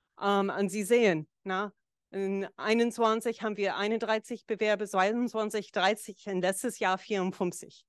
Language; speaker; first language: German; non-native, fluent; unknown